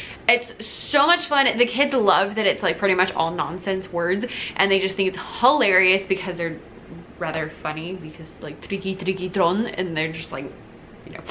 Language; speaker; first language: English; native; English